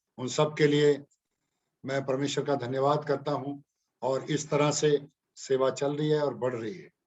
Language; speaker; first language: Hindi; non-native, local second language; Punjabi